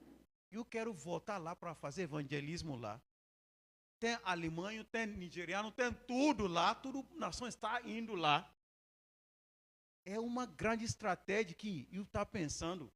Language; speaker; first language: Portuguese; non-native, learner; Yoruba